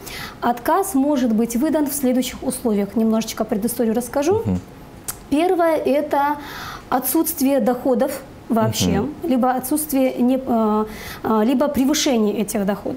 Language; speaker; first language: Russian; native; Russian